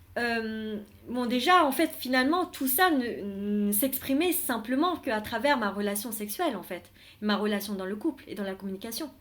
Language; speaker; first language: French; non-native, fluent; Vietnamese